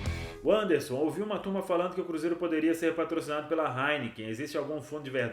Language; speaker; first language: Portuguese; native; Portuguese